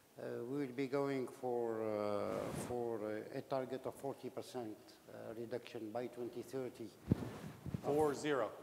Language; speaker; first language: English; non-native, fluent; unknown